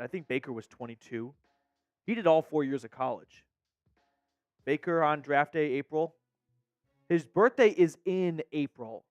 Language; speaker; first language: English; native; English